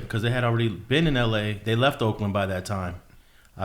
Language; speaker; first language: English; native; English